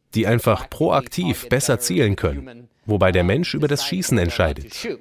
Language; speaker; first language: German; non-native, fluent; French